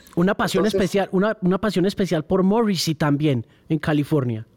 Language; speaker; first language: Spanish; native; Spanish